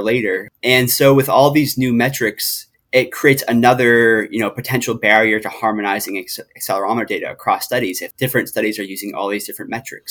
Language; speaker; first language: English; native; English